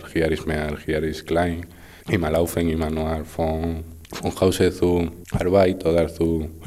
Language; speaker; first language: German; non-native, learner; Spanish